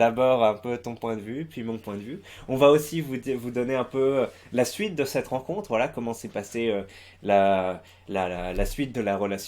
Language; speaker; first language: French; native; French